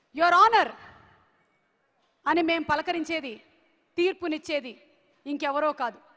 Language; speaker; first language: Telugu; native; Telugu